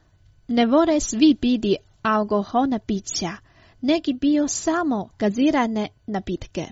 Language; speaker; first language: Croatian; non-native, fluent; Chinese